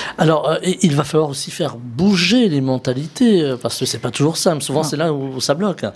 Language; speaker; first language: French; native; French